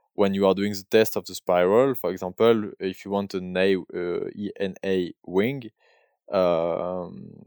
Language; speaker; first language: English; non-native, learner; French